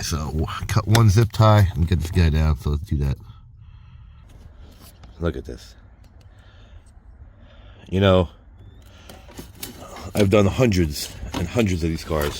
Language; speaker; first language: English; native; English